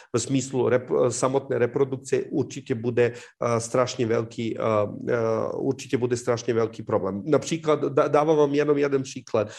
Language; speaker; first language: Czech; non-native, fluent; Serbian